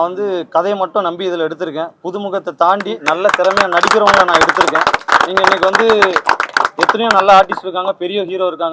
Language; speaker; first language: Tamil; native; Tamil